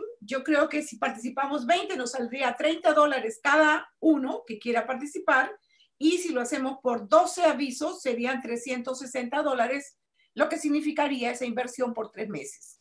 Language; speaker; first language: Spanish; native; Spanish